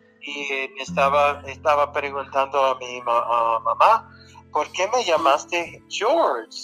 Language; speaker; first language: Spanish; early bilingual, heritage; Spanish